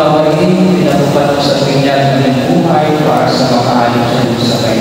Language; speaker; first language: Filipino; native; Filipino